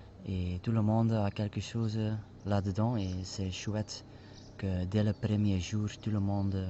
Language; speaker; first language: French; non-native, fluent; Spanish